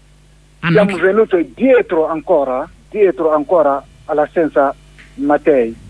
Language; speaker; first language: Italian; non-native, learner; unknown